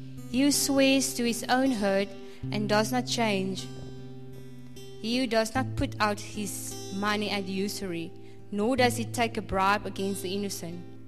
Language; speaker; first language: English; non-native, local second language; Afrikaans